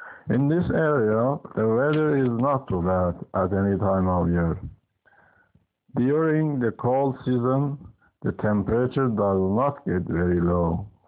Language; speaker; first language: English; non-native, fluent; Persian